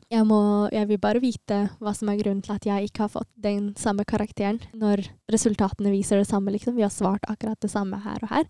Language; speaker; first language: Norwegian; early bilingual, other home language; Tigrinya